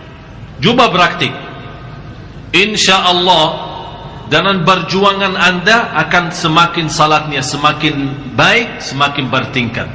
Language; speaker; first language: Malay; non-native, fluent; Arabic